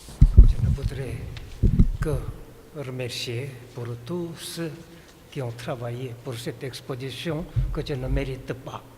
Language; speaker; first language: French; non-native, fluent; Korean